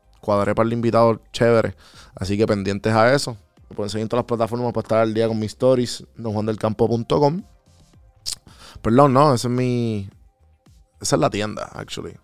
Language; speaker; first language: Spanish; native; Spanish